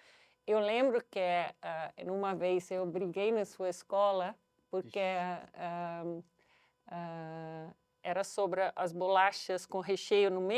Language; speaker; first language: Portuguese; non-native, fluent; Dutch